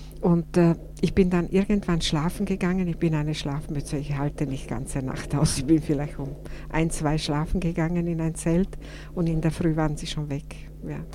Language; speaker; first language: German; non-native, fluent; Slovak